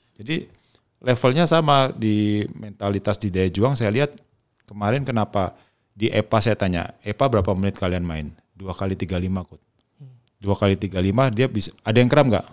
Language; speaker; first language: Indonesian; native; Indonesian